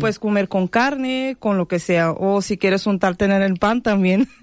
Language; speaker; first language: Spanish; non-native, fluent; Bulgarian